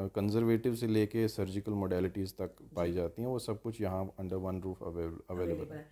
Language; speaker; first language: Hindi; native; Hindi